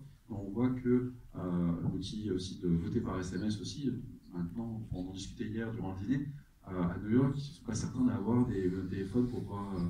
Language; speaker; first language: French; native; French